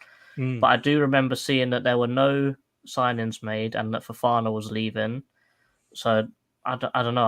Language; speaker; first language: English; native; English